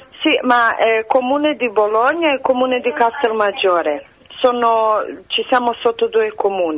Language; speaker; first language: Italian; non-native, fluent; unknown